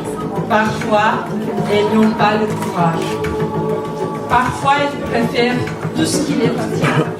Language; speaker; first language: French; non-native, learner; Portuguese